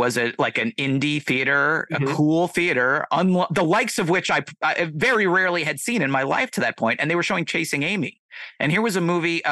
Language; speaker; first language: English; native; English